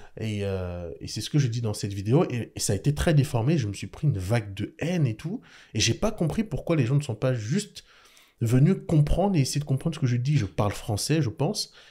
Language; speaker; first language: French; early bilingual, other home language; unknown